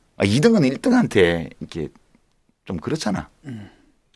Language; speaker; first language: Korean; native; Korean